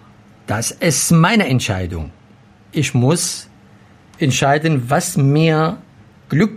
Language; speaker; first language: German; non-native, learner; Arabic